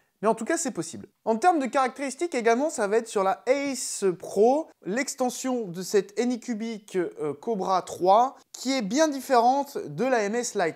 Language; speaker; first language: French; native; French